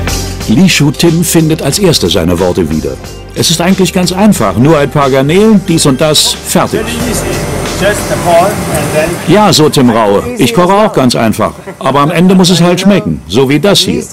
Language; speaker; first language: German; native; German